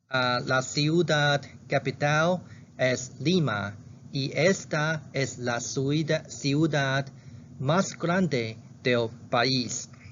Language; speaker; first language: Spanish; non-native, learner; Chinese